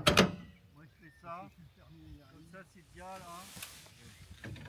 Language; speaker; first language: French; native; French